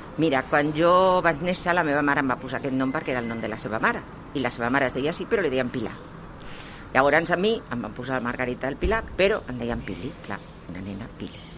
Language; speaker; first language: Catalan; non-native, local second language; Spanish